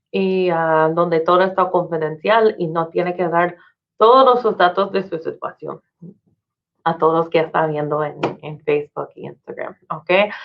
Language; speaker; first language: Spanish; non-native, fluent; English